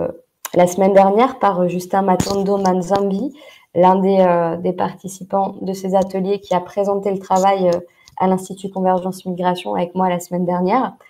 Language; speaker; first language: French; native; French